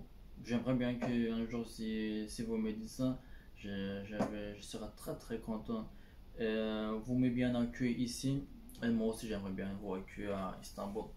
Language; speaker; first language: French; non-native, learner; Turkish